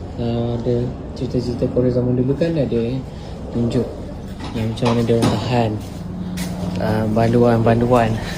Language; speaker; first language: Malay; native; Malay